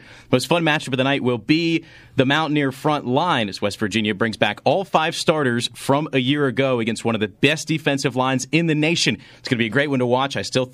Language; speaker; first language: English; native; English